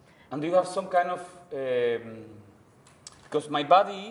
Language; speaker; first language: English; non-native, learner; Spanish